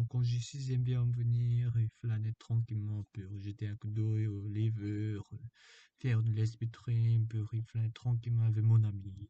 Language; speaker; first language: French; non-native, fluent; Korean